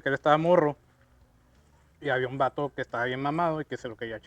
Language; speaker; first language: Spanish; native; Spanish